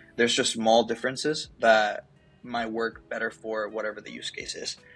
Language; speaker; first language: English; early bilingual, other home language; Spanish